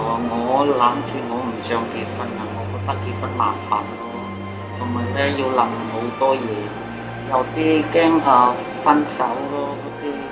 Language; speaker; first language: Cantonese; non-native, fluent; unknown